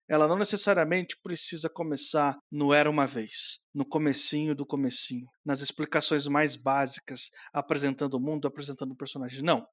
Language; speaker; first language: Portuguese; native; Portuguese